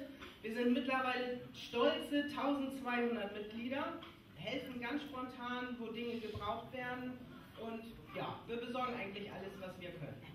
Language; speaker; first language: German; native; German